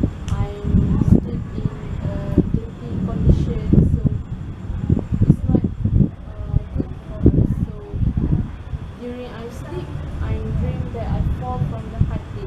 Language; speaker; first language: English; non-native, learner; Malay